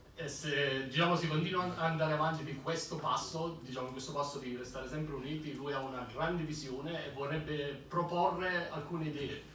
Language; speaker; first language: Italian; early bilingual, heritage; German